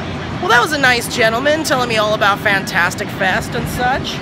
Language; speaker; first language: English; native; English